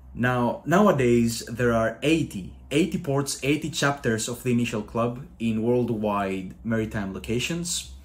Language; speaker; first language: English; non-native, fluent; Greek